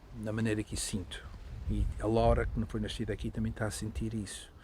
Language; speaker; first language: Portuguese; non-native, learner; English